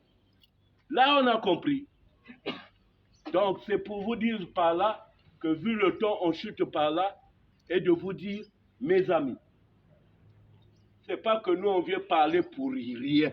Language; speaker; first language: French; native; French